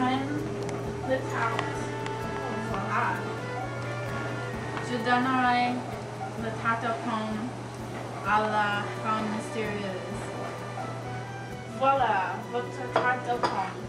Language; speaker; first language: French; non-native, learner; English